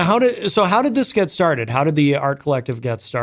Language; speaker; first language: English; native; English